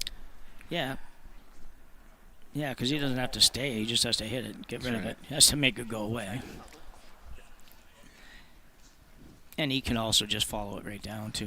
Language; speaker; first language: English; native; English